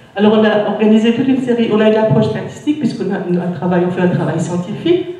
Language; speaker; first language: French; native; French